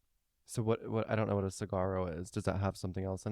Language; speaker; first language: English; native; English